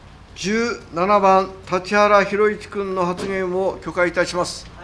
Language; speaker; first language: Japanese; native; Japanese